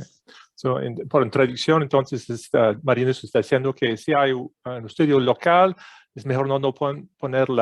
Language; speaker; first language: Spanish; non-native, fluent; English